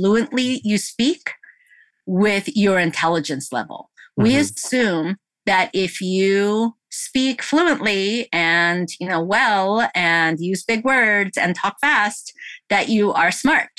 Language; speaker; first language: English; early bilingual, other home language; Korean